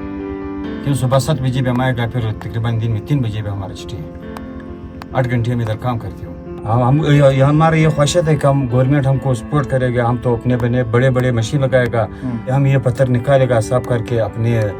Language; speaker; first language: Hindi; non-native, local second language; Pashto